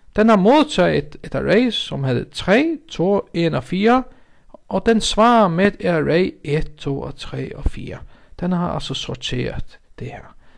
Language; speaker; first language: Danish; non-native, local second language; Faroese